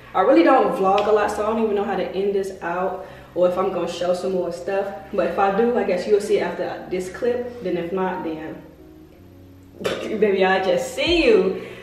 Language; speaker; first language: English; native; English